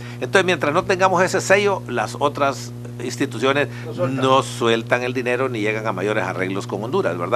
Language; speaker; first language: Spanish; native; Spanish